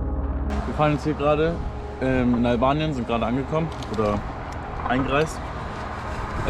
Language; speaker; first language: German; native; German